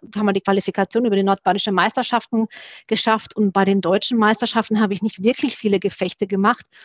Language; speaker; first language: German; early bilingual, other home language; Romanian